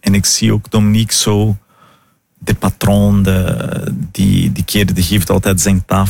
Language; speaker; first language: Dutch; non-native, learner; Portuguese